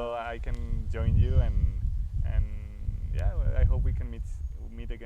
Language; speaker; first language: English; non-native, fluent; Spanish